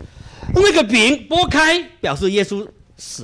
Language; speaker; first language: Chinese; native; Chinese